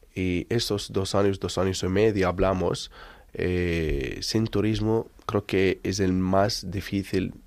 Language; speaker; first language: Spanish; non-native, learner; Arabic